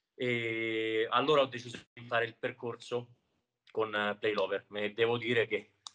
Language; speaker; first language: Italian; native; Italian